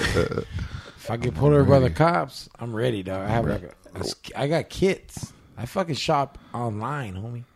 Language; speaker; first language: English; native; English